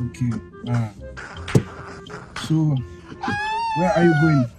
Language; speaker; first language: English; non-native, local second language; Swahili